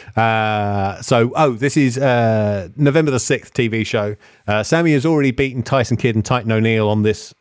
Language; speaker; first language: English; native; English